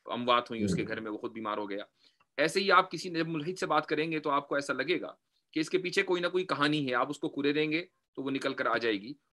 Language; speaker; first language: Urdu; native; Urdu